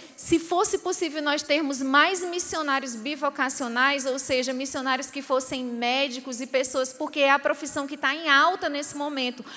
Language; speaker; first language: Portuguese; native; Portuguese